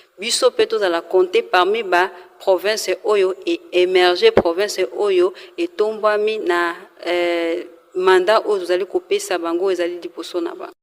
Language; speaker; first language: Lingala; native; Lingala